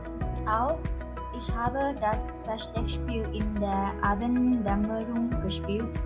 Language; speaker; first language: German; non-native, learner; Thai